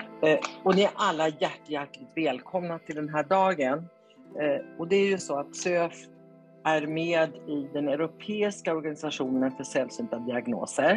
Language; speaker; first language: Swedish; native; Swedish